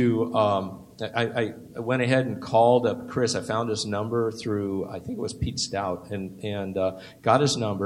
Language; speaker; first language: English; native; English